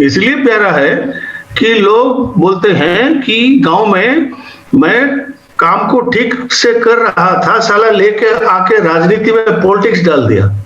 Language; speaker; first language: Hindi; non-native, local second language; Odia